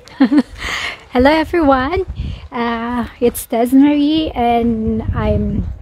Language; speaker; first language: English; non-native, local second language; Filipino